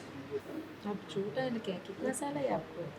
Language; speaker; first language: Hindi; non-native, local second language; Telugu